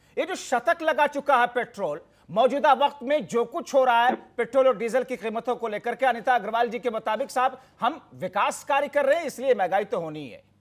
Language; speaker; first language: Hindi; native; Hindi